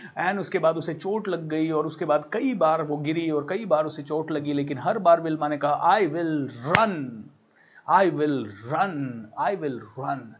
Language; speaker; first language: Hindi; native; Hindi